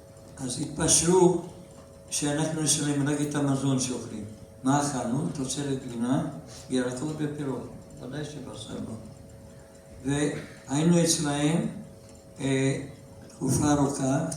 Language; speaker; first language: Hebrew; non-native, fluent; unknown